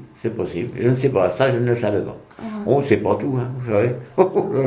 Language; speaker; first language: French; native; French